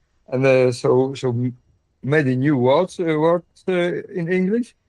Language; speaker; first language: English; non-native, learner; Dutch